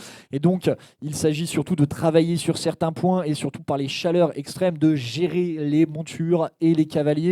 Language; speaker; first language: French; native; French